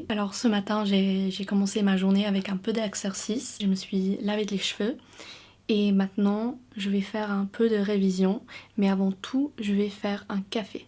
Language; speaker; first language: French; non-native, fluent; English